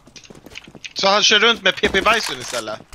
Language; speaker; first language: Swedish; native; Swedish